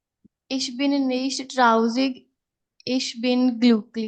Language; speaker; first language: German; non-native, learner; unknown